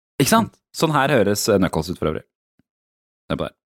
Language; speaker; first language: Norwegian; native; Norwegian